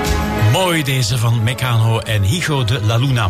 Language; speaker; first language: Dutch; native; Dutch